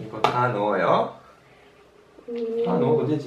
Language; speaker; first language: Korean; non-native, learner; Japanese